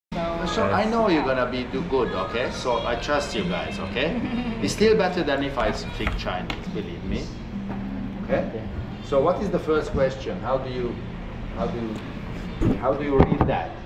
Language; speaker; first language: English; non-native, fluent; Hungarian